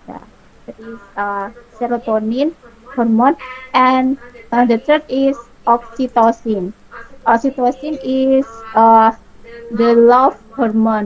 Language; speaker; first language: English; non-native, learner; Indonesian